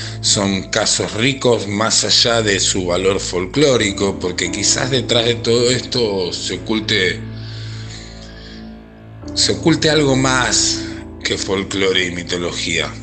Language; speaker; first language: Spanish; native; Spanish